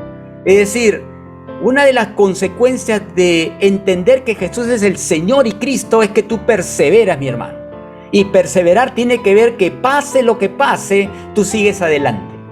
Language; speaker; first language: Spanish; native; Spanish